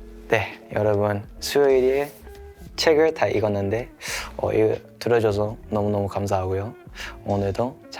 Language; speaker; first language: Korean; early bilingual, heritage; Korean